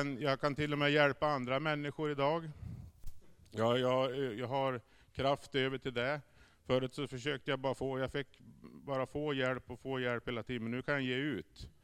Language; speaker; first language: Swedish; native; Swedish